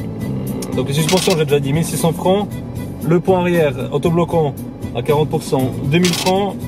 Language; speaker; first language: French; native; French